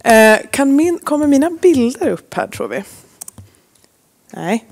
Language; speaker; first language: Swedish; native; Swedish